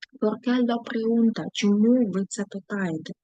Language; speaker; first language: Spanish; non-native, fluent; Ukrainian